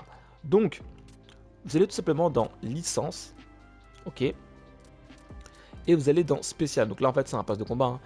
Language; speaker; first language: French; native; French